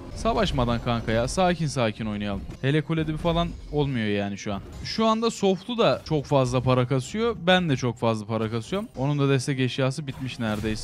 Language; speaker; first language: Turkish; native; Turkish